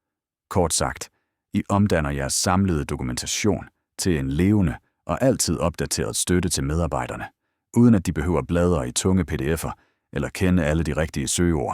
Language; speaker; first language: Danish; native; Danish